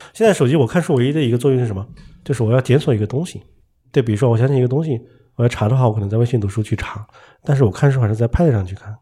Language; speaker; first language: Chinese; native; Chinese